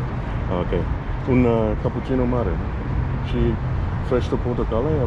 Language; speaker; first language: Romanian; non-native, learner; English